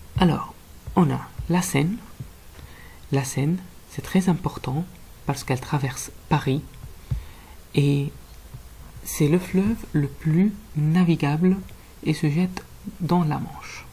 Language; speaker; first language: French; non-native, fluent; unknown